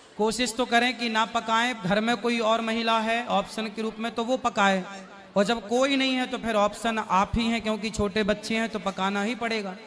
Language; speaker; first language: Hindi; native; Hindi